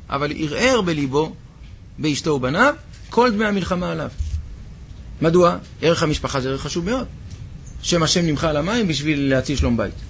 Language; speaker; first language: Hebrew; native; Hebrew